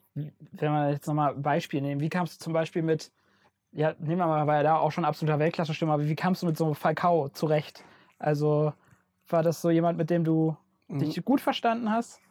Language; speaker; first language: German; native; German